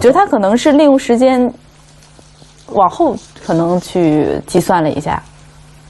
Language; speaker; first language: Chinese; native; Chinese